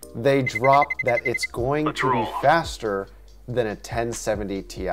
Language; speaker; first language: English; native; English